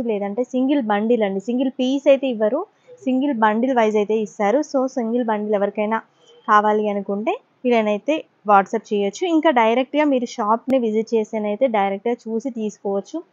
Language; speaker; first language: Telugu; native; Telugu